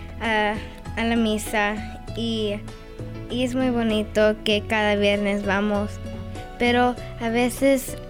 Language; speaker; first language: Spanish; early bilingual, other home language; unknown